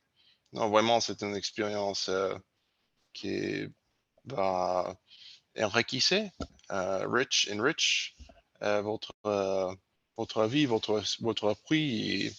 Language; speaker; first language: French; non-native, learner; English